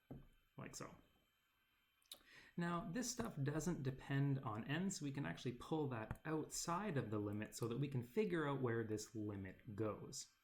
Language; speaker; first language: English; native; English